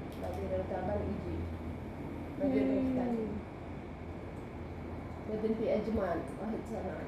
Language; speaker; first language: Arabic; non-native, learner; Indonesian